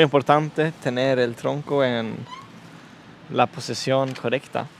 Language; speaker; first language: Spanish; non-native, learner; Swedish